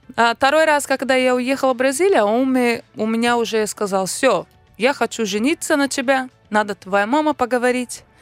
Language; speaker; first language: Russian; non-native, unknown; Portuguese